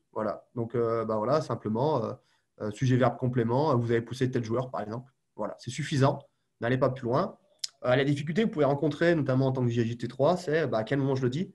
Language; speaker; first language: French; native; French